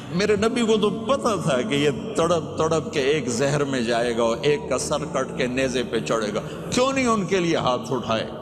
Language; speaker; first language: Urdu; non-native, local second language; Punjabi